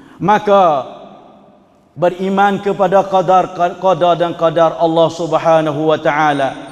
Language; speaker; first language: Malay; native; Malay